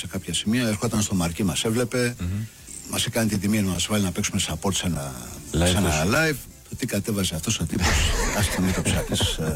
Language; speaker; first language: Greek; non-native, local second language; English